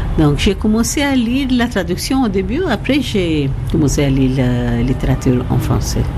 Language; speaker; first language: French; non-native, fluent; Bangla